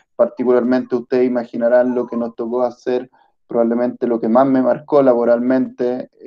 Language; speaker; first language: Spanish; early bilingual, other home language; Italian